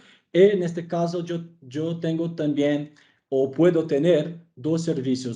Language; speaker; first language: Spanish; non-native, fluent; Portuguese